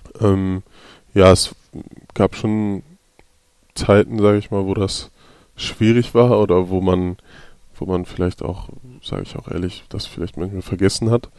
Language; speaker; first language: German; native; German